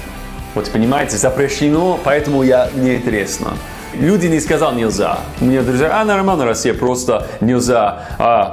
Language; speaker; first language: Russian; non-native, fluent; English